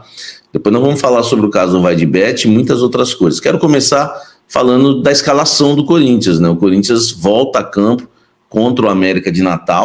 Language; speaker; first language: Portuguese; native; Portuguese